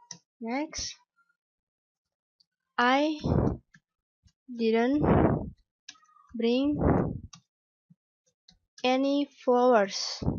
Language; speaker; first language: English; non-native, learner; Indonesian